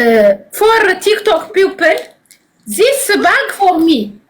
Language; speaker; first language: English; non-native, learner; Amharic